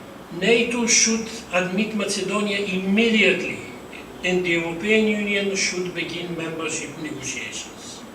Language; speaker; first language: English; non-native, fluent; Bulgarian